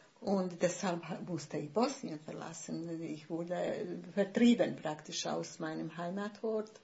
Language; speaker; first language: German; non-native, fluent; Bosnian